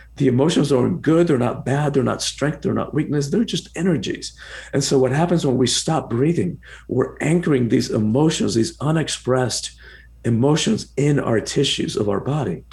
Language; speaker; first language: English; early bilingual, other home language; Spanish